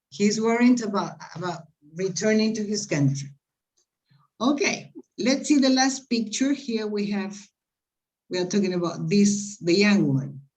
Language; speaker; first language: English; non-native, fluent; Spanish